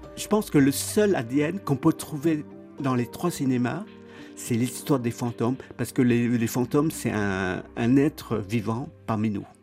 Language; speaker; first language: French; early bilingual, other home language; Khmer